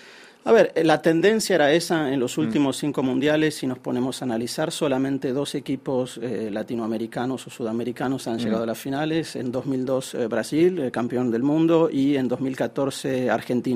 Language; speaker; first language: Spanish; native; Spanish